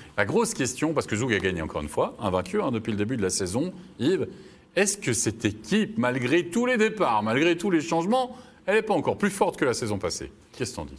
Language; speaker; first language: French; native; French